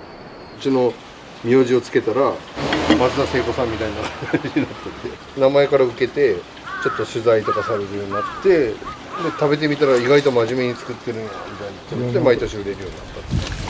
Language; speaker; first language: Japanese; native; Japanese